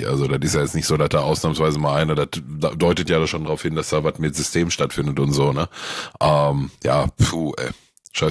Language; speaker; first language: German; native; German